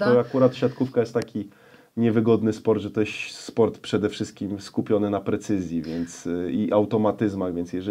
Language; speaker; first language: Polish; native; Polish